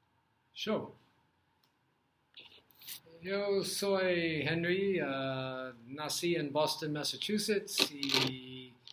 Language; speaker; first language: Portuguese; non-native, learner; English